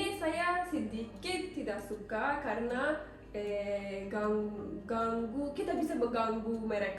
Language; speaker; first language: Indonesian; non-native, learner; Turkish